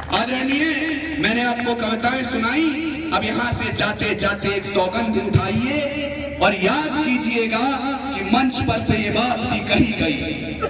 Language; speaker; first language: Hindi; native; Hindi